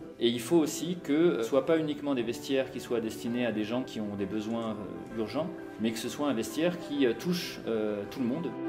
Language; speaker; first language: French; native; French